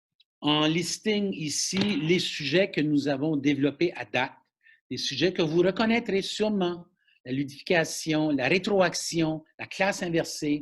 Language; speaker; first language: French; native; French